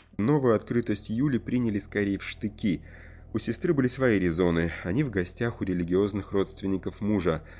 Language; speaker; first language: Russian; native; Russian